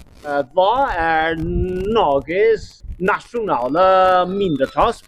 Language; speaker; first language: Norwegian; non-native, learner; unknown